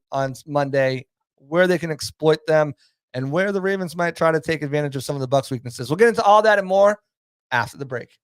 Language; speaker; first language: English; native; English